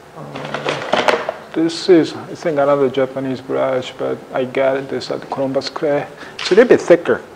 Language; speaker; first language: English; non-native, fluent; Japanese